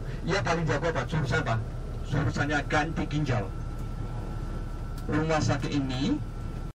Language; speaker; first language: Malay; non-native, fluent; Chinese